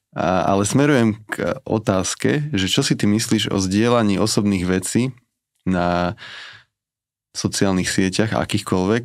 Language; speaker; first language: Slovak; native; Slovak